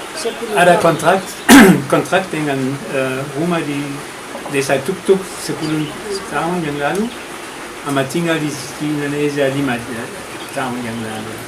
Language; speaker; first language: Indonesian; non-native, learner; German